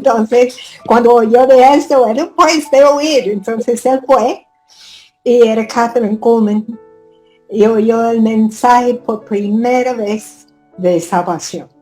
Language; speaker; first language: Spanish; non-native, fluent; English